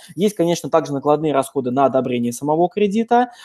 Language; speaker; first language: Russian; native; Russian